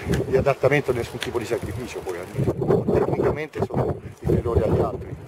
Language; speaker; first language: Italian; native; Italian